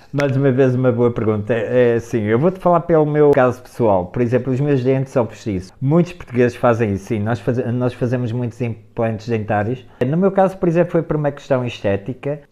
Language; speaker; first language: Portuguese; native; Portuguese